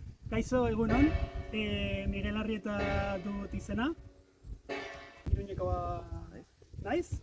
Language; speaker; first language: Basque; non-native, local second language; Spanish